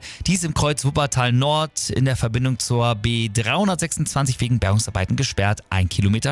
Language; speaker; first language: German; native; German